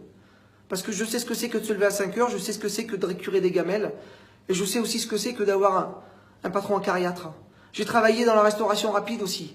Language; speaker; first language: French; native; French